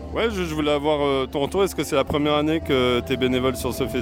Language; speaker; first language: French; native; French